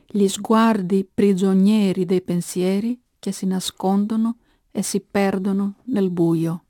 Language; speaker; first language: Italian; non-native, fluent; Greek